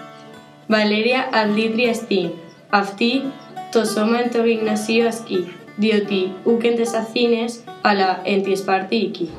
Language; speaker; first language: Greek; non-native, learner; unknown